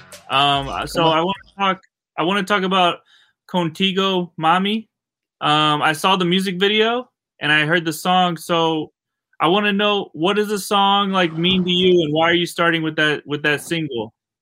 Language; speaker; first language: English; native; English